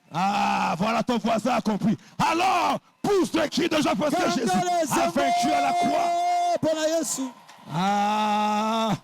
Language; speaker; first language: French; non-native, local second language; Lingala